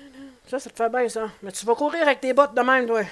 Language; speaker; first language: French; native; French